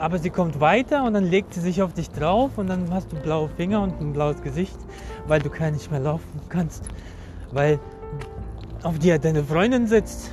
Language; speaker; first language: German; non-native, fluent; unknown